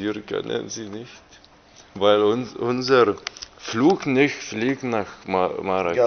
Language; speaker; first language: German; non-native, learner; Lithuanian